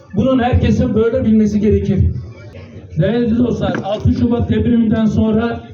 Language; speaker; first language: Turkish; native; Turkish